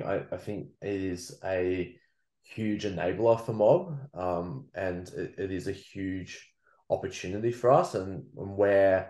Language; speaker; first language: English; native; English